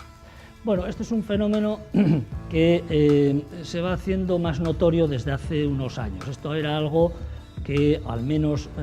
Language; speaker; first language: Spanish; native; Spanish